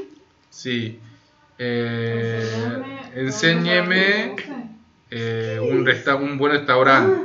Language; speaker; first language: Spanish; early bilingual, other home language; Korean